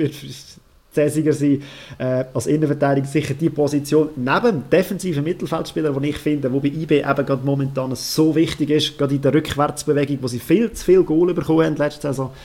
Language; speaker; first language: German; native; German